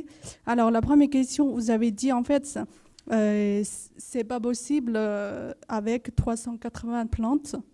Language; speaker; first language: French; non-native, fluent; Chinese